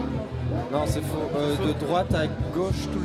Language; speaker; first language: French; native; French